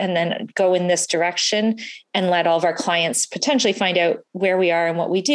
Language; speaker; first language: English; native; English